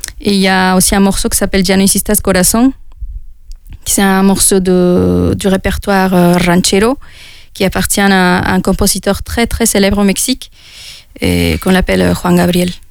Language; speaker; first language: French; non-native, fluent; Spanish